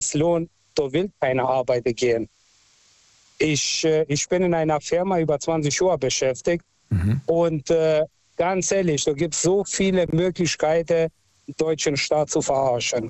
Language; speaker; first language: German; non-native, local second language; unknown